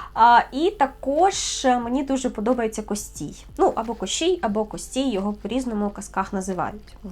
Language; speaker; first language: Ukrainian; native; Ukrainian